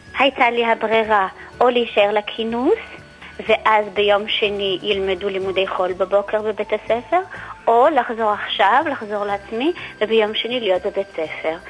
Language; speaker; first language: Hebrew; native; Hebrew